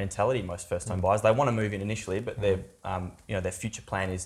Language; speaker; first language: English; native; English